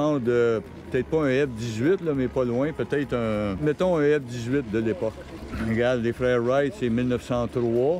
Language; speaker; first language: French; native; French